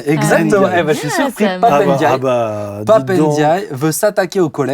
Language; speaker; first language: French; native; French